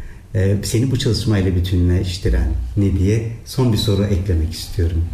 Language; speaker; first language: Turkish; native; Turkish